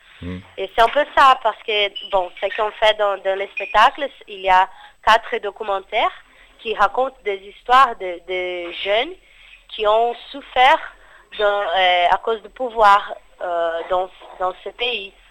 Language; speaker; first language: French; non-native, fluent; Portuguese